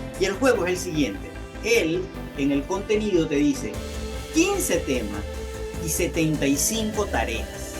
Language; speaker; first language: Spanish; native; Spanish